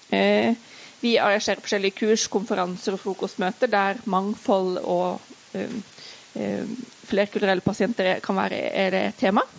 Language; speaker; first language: Norwegian; native; Norwegian